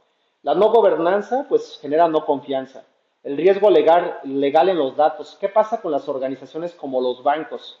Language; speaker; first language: Spanish; native; Spanish